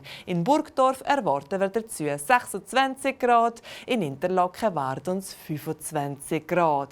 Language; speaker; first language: German; native; German